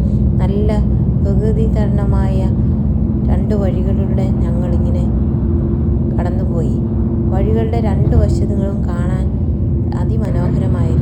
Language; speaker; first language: Malayalam; native; Malayalam